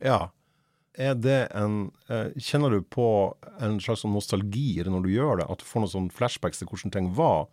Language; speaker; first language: Norwegian; native; Norwegian